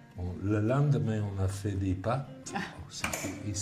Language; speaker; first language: French; non-native, fluent; Italian